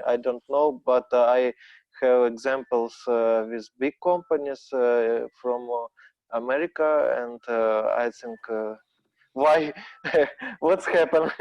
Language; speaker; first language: English; non-native, learner; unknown